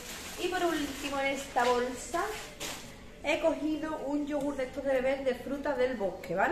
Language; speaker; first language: Spanish; native; Spanish